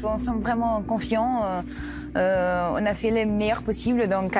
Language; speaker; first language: French; non-native, learner; Portuguese